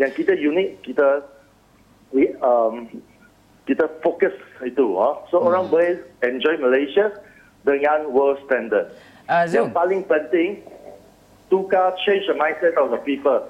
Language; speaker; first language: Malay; non-native, local second language; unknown